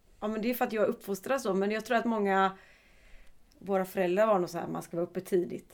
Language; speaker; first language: Swedish; native; Swedish